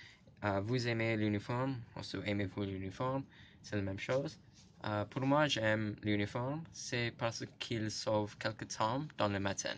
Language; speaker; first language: French; non-native, learner; English